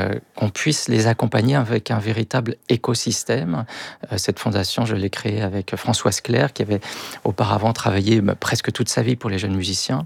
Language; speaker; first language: French; native; French